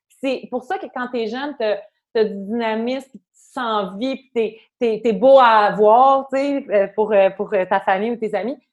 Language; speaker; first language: French; native; French